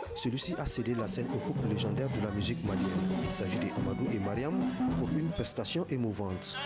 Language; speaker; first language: French; non-native, local second language; Bambara